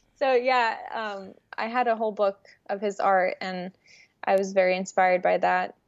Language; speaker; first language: English; early bilingual, other home language; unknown